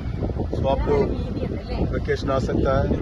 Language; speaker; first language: Hindi; non-native, local second language; Malayalam